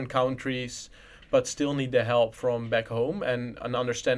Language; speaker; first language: English; non-native, fluent; Dutch